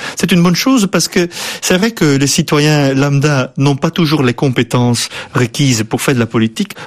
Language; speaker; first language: French; non-native, fluent; Dutch